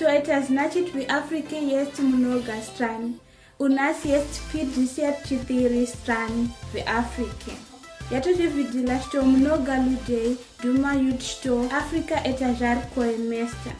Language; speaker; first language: Russian; non-native, learner; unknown